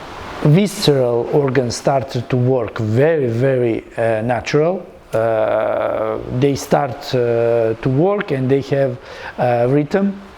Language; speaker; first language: English; non-native, learner; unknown